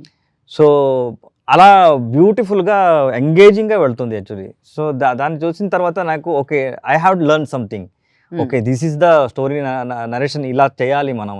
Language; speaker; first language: Telugu; non-native, learner; Kannada